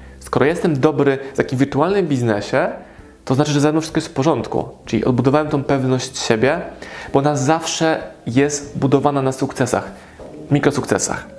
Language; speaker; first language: Polish; native; Polish